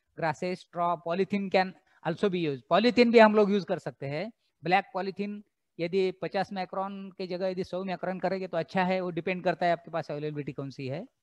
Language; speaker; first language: Hindi; non-native, local second language; Marathi